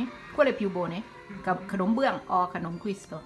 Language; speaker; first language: Italian; non-native, learner; Thai